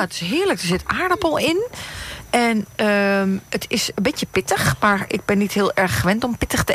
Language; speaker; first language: Dutch; native; Dutch